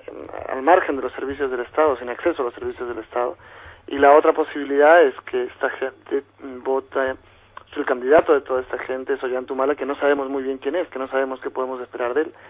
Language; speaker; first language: Spanish; native; Spanish